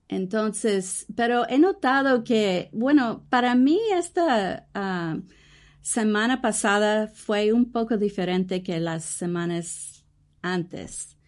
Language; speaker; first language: Spanish; early bilingual, heritage; English